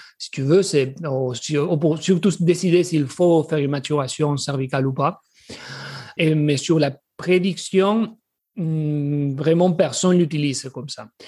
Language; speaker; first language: French; non-native, fluent; Spanish